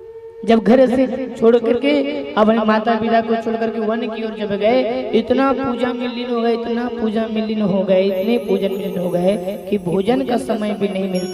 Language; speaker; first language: Hindi; non-native, local second language; Chhattisgarhi